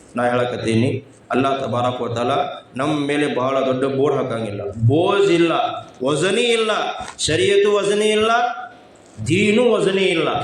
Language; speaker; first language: Kannada; non-native, local second language; Urdu